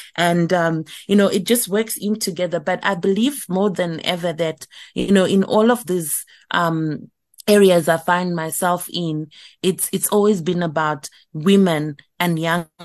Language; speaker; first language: English; non-native, local second language; Shona